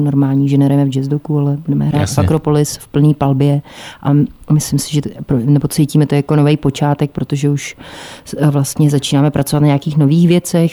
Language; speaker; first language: Czech; native; Czech